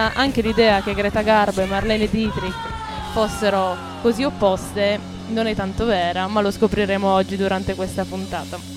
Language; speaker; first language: Italian; native; Italian